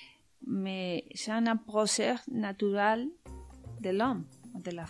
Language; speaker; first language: French; non-native, learner; Spanish